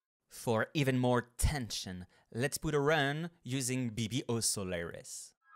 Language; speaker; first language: English; non-native, fluent; French